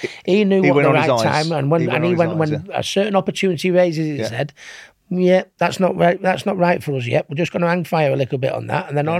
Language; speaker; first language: English; native; English